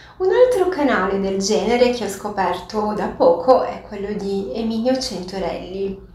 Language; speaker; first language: Italian; non-native, fluent; Portuguese